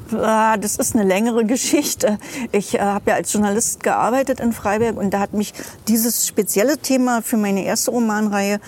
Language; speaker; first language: German; native; German